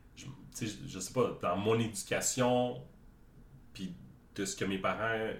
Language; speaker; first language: French; native; French